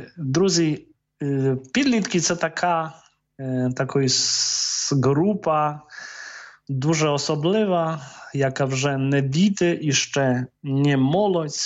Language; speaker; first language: Ukrainian; non-native, fluent; Polish